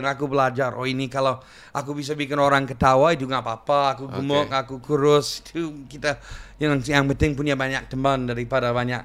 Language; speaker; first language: Indonesian; non-native, fluent; English